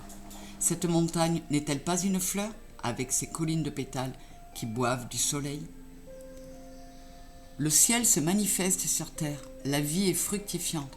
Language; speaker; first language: French; native; French